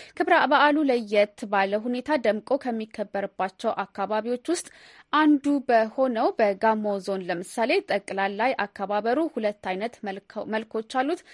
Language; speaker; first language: Amharic; native; Amharic